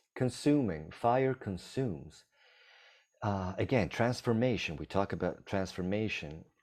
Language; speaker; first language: English; non-native, fluent; Italian